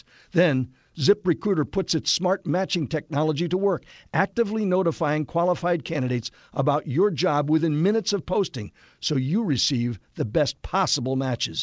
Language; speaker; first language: English; native; English